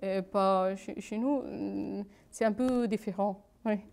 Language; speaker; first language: French; non-native, fluent; Arabic